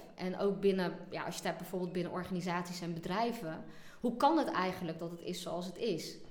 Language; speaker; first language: Dutch; native; Dutch